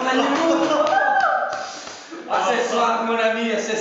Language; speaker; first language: French; non-native, learner; English